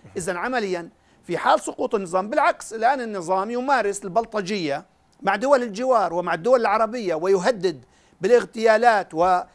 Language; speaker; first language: Arabic; native; Arabic